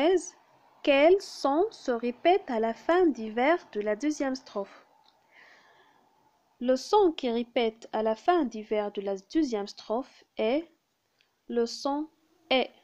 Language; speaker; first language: French; non-native, local second language; Arabic